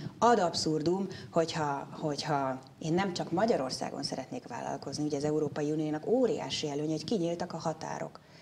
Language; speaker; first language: Hungarian; native; Hungarian